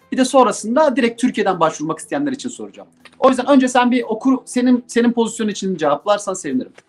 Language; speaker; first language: Turkish; native; Turkish